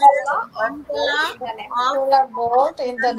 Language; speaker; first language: English; non-native, learner; Bangla